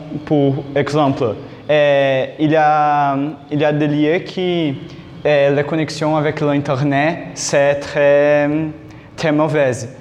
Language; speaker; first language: French; non-native, learner; Portuguese